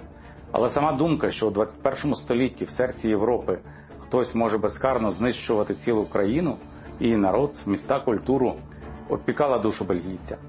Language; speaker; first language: Ukrainian; native; Ukrainian